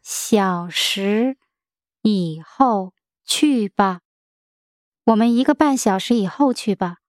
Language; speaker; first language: Chinese; non-native, learner; English